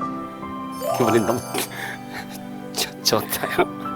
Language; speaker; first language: Korean; non-native, learner; Indonesian